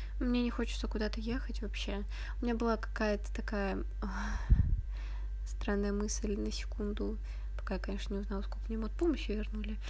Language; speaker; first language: Russian; native; Russian